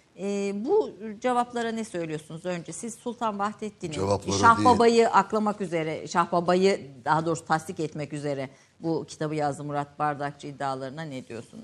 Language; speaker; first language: Turkish; native; Turkish